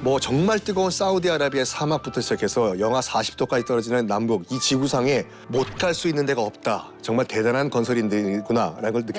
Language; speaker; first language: Korean; native; Korean